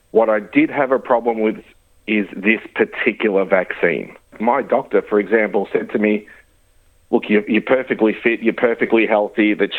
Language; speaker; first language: English; early bilingual, other home language; Greek